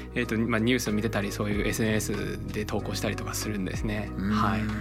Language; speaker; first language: Japanese; non-native, fluent; Chinese